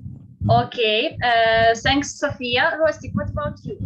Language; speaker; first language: English; non-native, fluent; Ukrainian